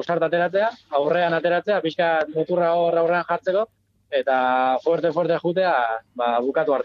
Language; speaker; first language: Basque; native; Basque